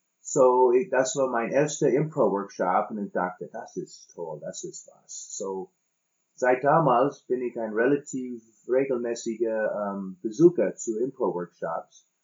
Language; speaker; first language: German; non-native, fluent; English